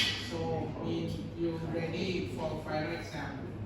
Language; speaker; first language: English; non-native, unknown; Thai